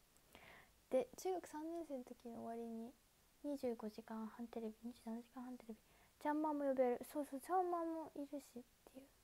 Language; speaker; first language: Japanese; native; Japanese